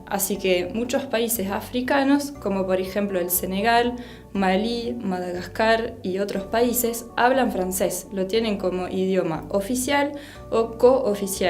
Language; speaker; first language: Spanish; non-native, fluent; French